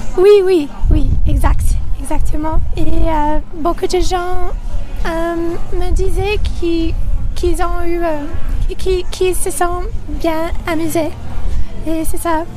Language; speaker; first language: French; non-native, local second language; English